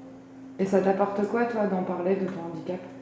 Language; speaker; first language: French; native; French